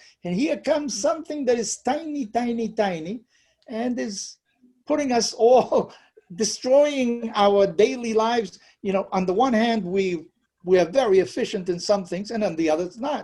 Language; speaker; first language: English; non-native, fluent; Spanish